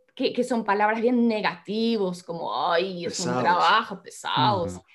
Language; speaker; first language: Spanish; non-native, fluent; English